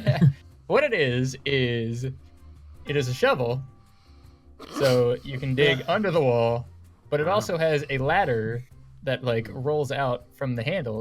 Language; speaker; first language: English; native; English